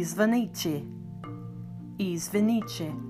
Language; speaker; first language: Russian; non-native, learner; English